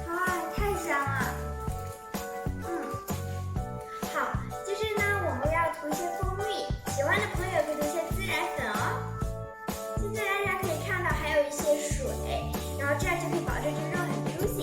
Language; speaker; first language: Chinese; early bilingual, heritage; Chinese